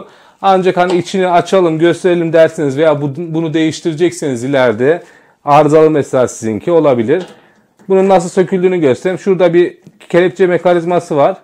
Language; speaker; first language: Turkish; native; Turkish